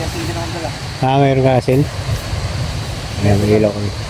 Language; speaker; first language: Filipino; native; Filipino